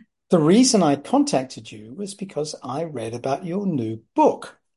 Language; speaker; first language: English; native; English